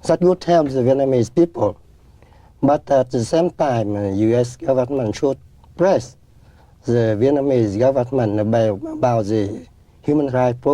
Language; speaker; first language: English; non-native, fluent; Vietnamese